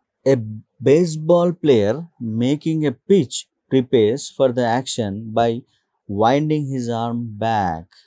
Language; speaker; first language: English; non-native, local second language; Telugu